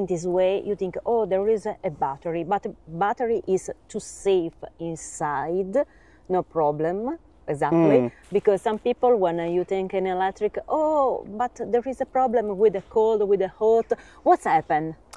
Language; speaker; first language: English; non-native, learner; Italian